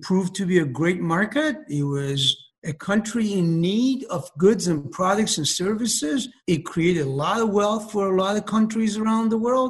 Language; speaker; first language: English; non-native, fluent; Persian